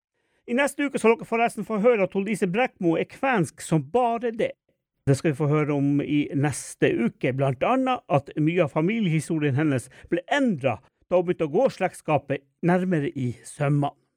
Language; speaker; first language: Norwegian; native; Norwegian